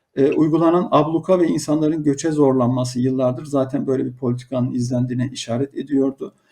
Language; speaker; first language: Turkish; native; Turkish